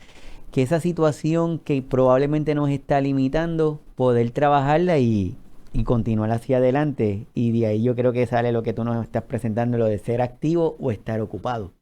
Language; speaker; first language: Spanish; native; Spanish